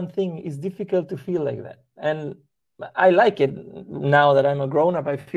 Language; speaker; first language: English; non-native, fluent; Spanish